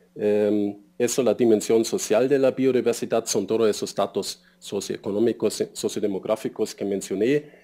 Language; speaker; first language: Spanish; non-native, fluent; German